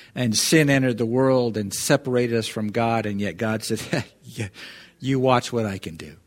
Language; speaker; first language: English; native; English